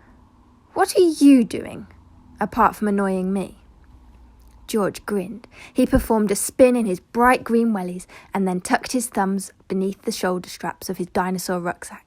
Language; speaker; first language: English; native; English